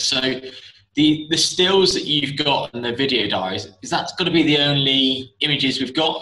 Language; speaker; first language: English; native; English